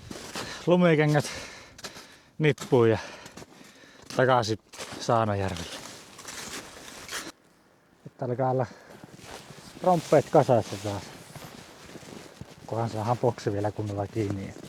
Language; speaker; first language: Finnish; native; Finnish